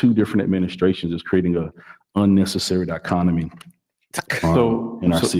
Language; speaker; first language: English; native; English